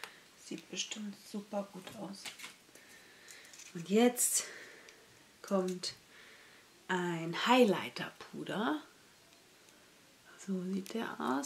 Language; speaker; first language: German; native; German